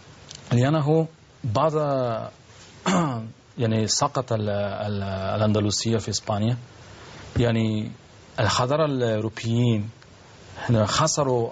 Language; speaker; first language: Arabic; non-native, learner; Spanish